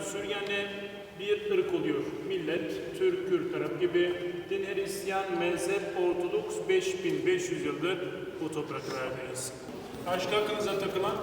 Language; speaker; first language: Turkish; non-native, local second language; Turoyo